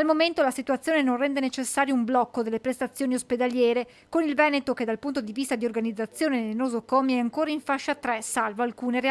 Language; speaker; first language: Italian; native; Italian